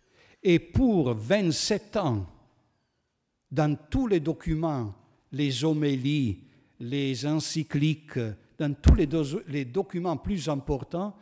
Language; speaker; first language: French; non-native, fluent; Italian